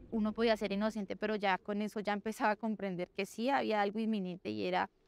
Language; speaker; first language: Spanish; native; Spanish